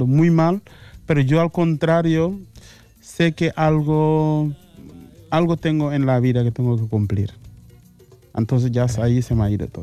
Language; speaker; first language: Spanish; non-native, fluent; Wolof